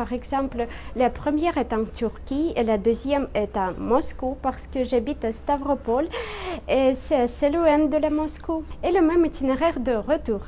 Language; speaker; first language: French; non-native, fluent; Russian